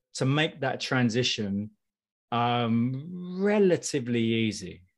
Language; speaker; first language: English; native; English